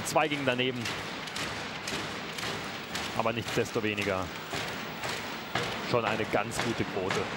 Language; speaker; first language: German; native; German